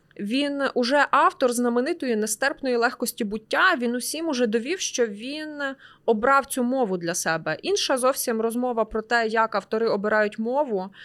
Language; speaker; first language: Ukrainian; native; Ukrainian